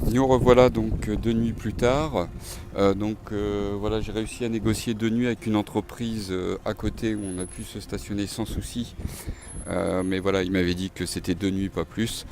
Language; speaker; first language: French; native; French